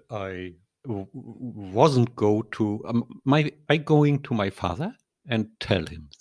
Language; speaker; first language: English; non-native, learner; German